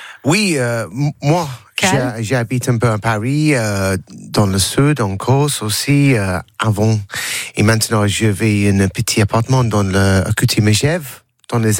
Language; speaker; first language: French; non-native, learner; English